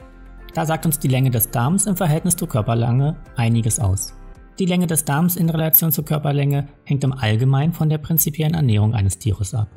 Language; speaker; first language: German; native; German